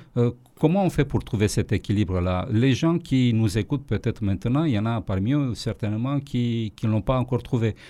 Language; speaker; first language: French; non-native, fluent; Romanian